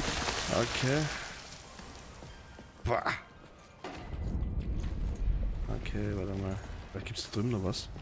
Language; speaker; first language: German; native; German